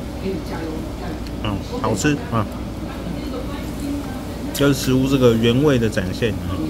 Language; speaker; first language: Chinese; native; Chinese